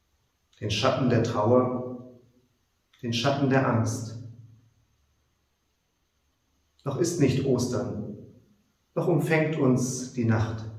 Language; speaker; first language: German; native; German